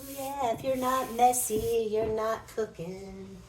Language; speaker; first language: English; native; English